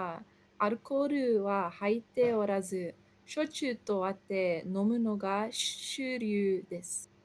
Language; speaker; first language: Japanese; non-native, learner; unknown